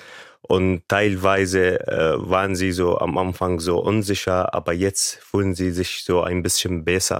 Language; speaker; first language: German; non-native, fluent; Arabic